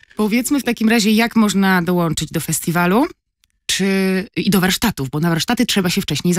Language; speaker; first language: Polish; native; Polish